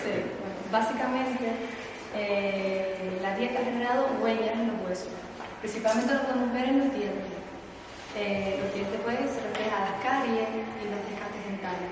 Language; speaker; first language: Spanish; native; Spanish